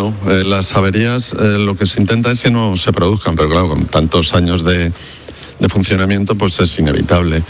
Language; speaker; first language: Spanish; native; Spanish